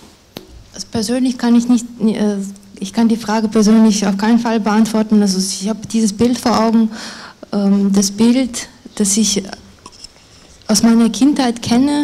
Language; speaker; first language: German; non-native, fluent; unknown